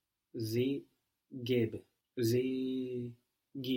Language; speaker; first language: German; non-native, learner; English